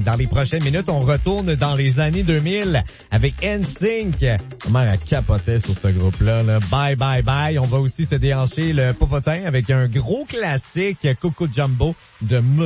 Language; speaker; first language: French; native; French